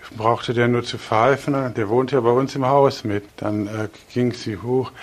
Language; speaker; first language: German; native; German